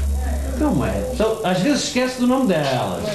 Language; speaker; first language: Portuguese; native; Portuguese